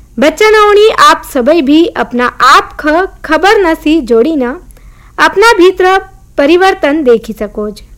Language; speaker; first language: Hindi; native; Hindi